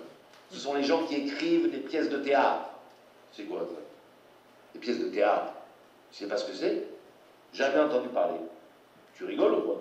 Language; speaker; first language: French; native; French